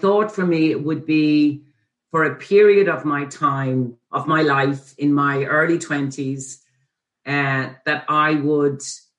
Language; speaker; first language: English; native; English